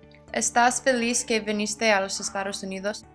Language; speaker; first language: Spanish; non-native, learner; English